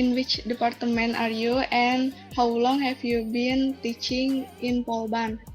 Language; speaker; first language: English; non-native, learner; Indonesian